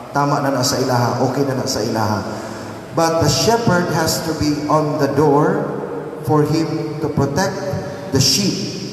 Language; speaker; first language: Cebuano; native; Cebuano